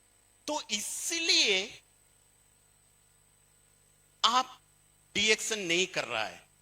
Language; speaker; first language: Hindi; non-native, local second language; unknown